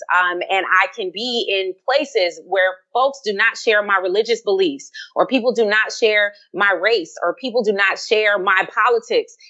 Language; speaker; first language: English; native; English